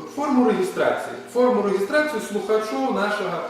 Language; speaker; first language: Russian; non-native, local second language; Ukrainian